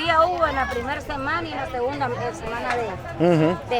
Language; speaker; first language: Spanish; native; Spanish